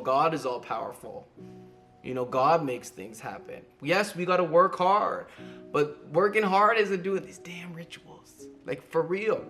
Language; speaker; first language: English; native; English